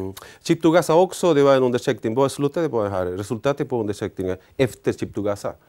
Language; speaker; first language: Swedish; non-native, learner; Spanish